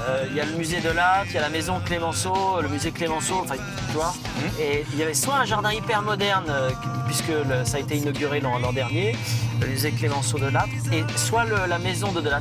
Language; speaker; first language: French; native; French